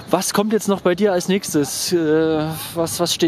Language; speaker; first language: German; native; German